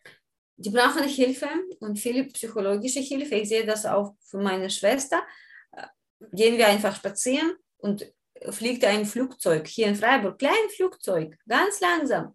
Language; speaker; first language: German; non-native, learner; Ukrainian